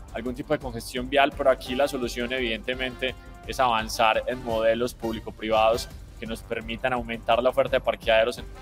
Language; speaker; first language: Spanish; native; Spanish